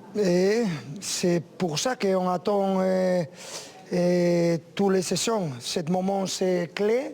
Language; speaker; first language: French; non-native, learner; Spanish